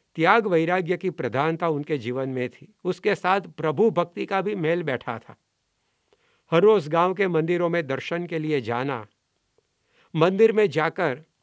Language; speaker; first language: Hindi; non-native, local second language; Gujarati